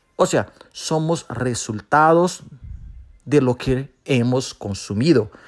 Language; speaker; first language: Spanish; non-native, fluent; Portuguese